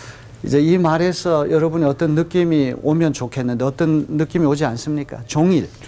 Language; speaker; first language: Korean; native; Korean